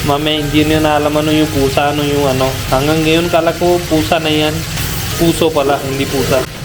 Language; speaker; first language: Filipino; native; Filipino